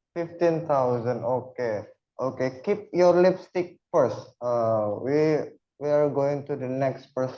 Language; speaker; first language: English; non-native, fluent; Indonesian